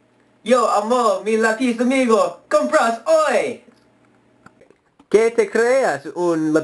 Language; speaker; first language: Spanish; non-native, learner; English